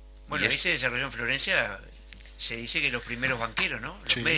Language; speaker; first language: Spanish; native; Spanish